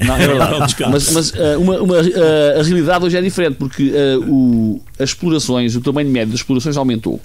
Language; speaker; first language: Portuguese; native; Portuguese